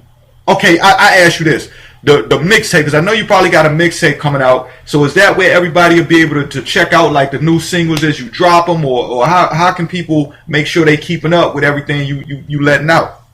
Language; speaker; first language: English; native; English